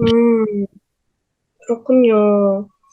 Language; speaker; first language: Korean; non-native, learner; Indonesian